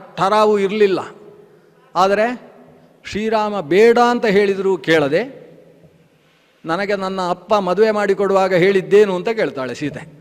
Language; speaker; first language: Kannada; non-native, local second language; Tulu